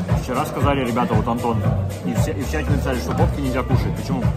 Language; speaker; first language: Russian; native; Russian